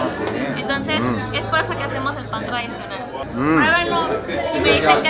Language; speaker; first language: Spanish; native; Spanish